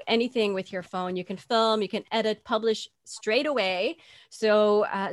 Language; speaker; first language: English; non-native, fluent; Dutch